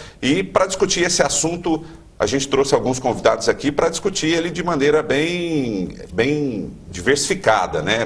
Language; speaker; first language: Portuguese; native; Portuguese